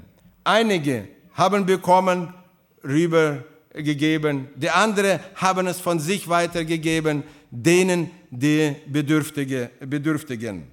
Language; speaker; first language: German; non-native, fluent; Russian